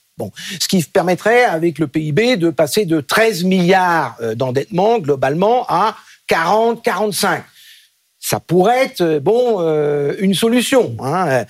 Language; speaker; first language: French; native; French